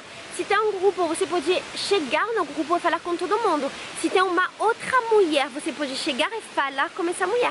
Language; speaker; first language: Portuguese; non-native, fluent; French